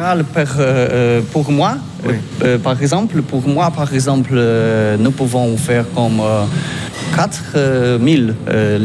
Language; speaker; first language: French; non-native, learner; Polish